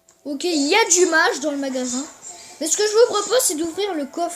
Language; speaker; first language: French; native; French